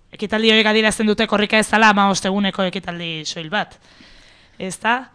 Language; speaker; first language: Basque; native; Basque